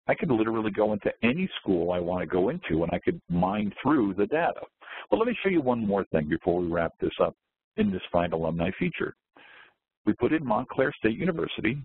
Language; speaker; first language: English; native; English